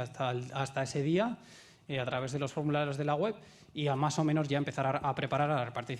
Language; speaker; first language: Spanish; native; Spanish